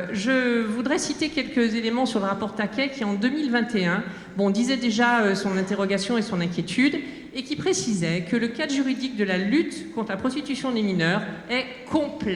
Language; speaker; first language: French; native; French